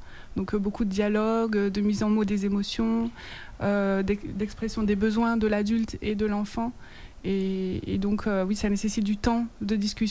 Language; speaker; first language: French; native; French